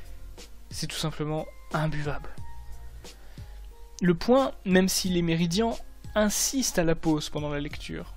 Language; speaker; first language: French; native; French